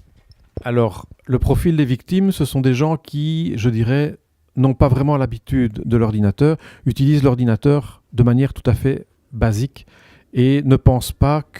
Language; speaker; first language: French; native; French